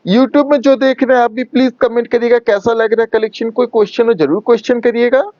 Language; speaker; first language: Hindi; non-native, local second language; Bangla